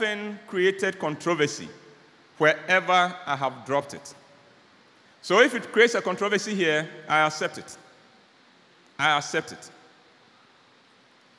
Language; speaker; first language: English; non-native, local second language; Akan